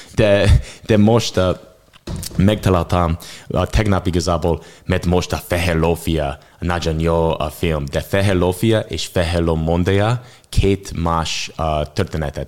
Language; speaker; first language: Hungarian; non-native, learner; English